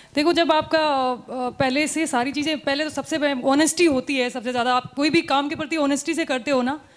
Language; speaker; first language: Hindi; native; Hindi